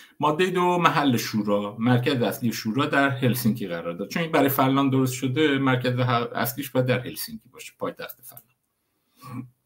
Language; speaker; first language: Persian; non-native, local second language; Kurdish